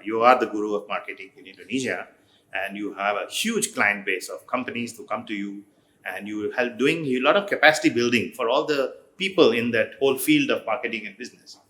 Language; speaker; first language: English; non-native, fluent; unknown